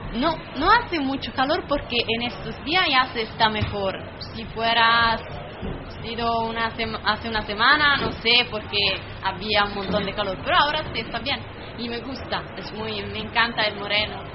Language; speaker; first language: Spanish; non-native, fluent; Italian